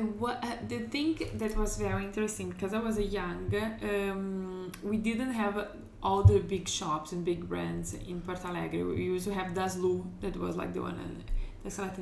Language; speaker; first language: English; non-native, fluent; Portuguese